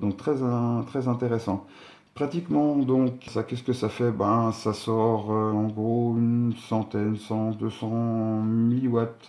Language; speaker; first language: French; native; French